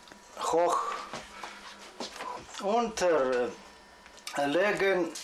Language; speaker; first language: German; non-native, learner; Russian